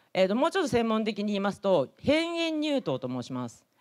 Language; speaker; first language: Japanese; native; Japanese